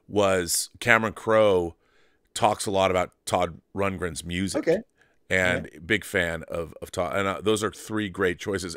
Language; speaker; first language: English; native; English